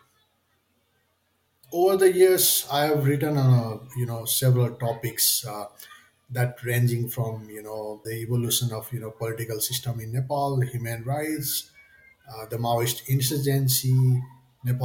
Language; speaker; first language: English; non-native, local second language; Nepali